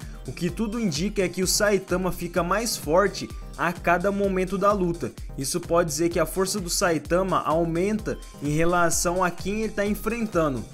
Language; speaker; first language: Portuguese; native; Portuguese